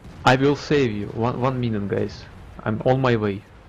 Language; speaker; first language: English; non-native, learner; Russian